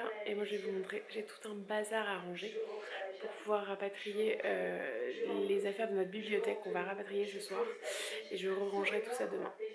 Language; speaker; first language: French; native; French